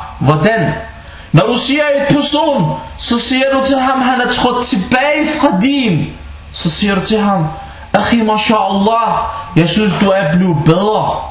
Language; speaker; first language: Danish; early bilingual, other home language; Bosnian